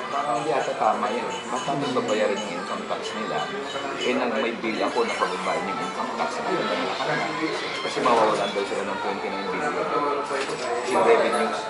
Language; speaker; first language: Filipino; non-native, local second language; Hiligaynon